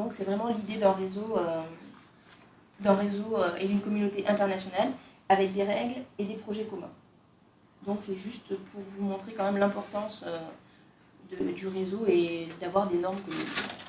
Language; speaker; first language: French; native; French